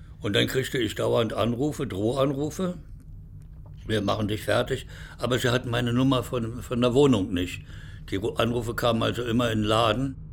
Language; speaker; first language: German; native; German